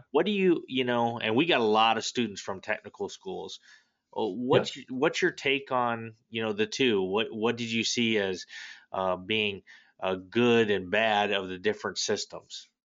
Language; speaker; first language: English; native; English